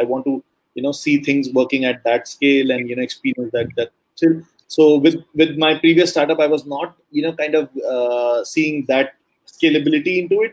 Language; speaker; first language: English; non-native, local second language; Hindi